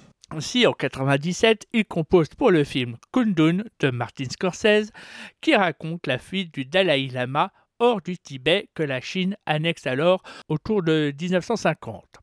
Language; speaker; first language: French; native; French